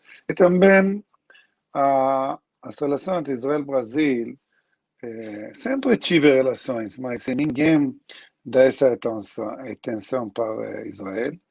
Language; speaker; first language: Portuguese; non-native, learner; Hebrew